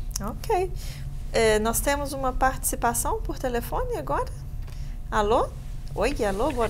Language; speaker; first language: Portuguese; native; Portuguese